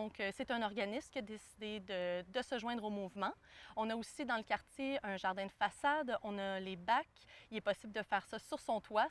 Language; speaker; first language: French; native; French